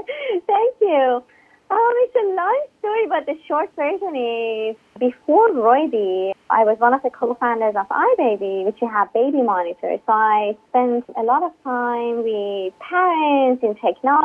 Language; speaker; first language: English; non-native, fluent; Persian